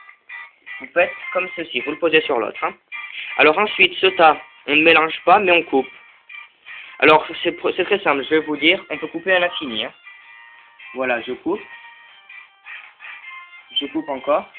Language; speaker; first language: French; native; French